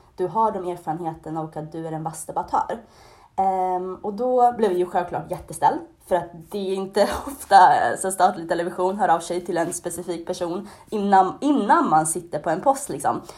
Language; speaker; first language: Swedish; early bilingual, other home language; Hungarian